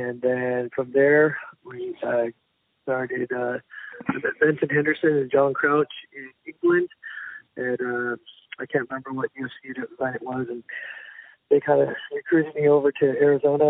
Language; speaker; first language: English; native; English